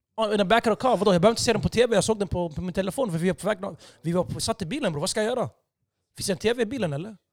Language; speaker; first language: Swedish; early bilingual, other home language; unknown